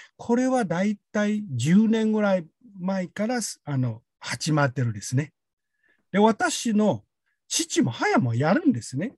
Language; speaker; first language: Japanese; non-native, fluent; Chinese